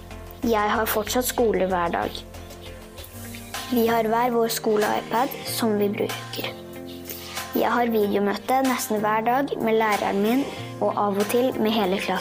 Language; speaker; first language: Norwegian; early bilingual, heritage; Norwegian